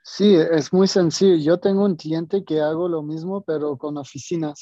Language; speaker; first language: Spanish; non-native, fluent; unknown